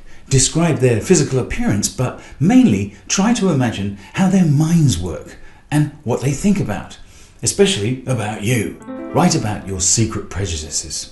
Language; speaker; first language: English; native; English